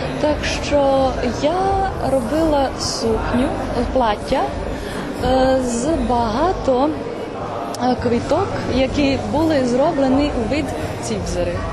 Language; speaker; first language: Ukrainian; non-native, local second language; Serbian